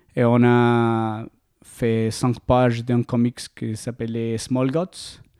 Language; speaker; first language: French; non-native, learner; Spanish